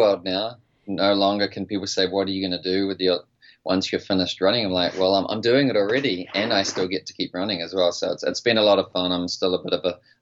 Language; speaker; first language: English; native; English